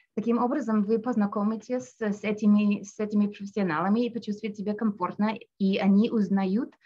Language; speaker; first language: Russian; non-native, fluent; English